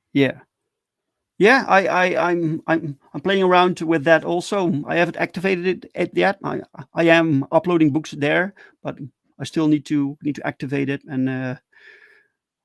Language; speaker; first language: English; non-native, fluent; Dutch